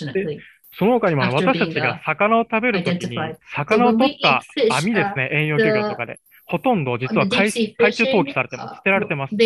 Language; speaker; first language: Japanese; native; Japanese